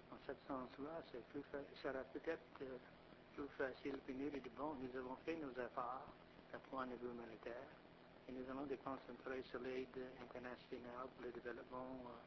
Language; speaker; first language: French; non-native, fluent; English